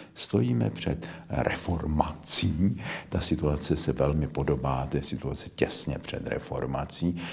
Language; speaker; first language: Czech; native; Czech